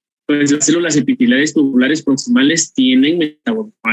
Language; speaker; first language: Spanish; native; Spanish